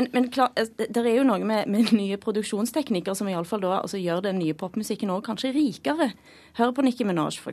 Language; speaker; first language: Norwegian; native; Norwegian